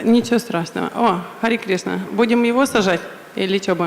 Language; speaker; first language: Russian; native; Russian